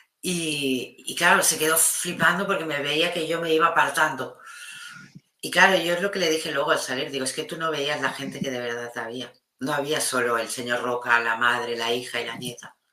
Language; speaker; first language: Spanish; non-native, local second language; Catalan